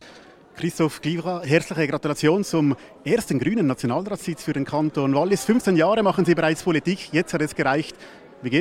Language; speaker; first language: German; native; German